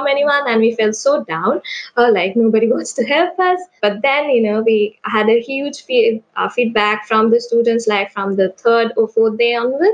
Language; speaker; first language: English; non-native, local second language; Sinhala